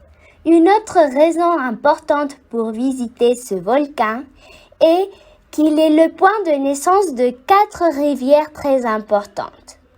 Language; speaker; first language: French; non-native, fluent; Spanish